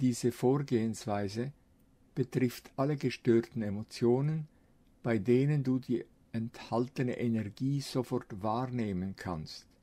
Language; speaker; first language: German; non-native, fluent; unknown